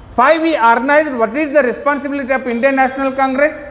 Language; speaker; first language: English; non-native, local second language; Kannada